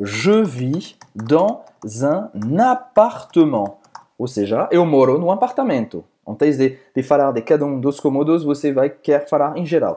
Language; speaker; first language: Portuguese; non-native, fluent; French